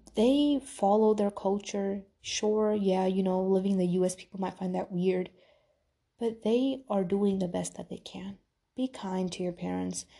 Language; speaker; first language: English; early bilingual, other home language; Urdu